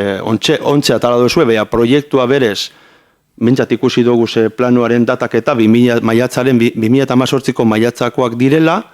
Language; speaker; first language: Basque; native; Basque